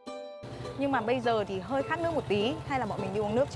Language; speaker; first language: Vietnamese; native; Vietnamese